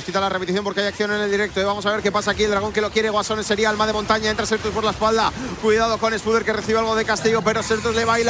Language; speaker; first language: Spanish; native; Spanish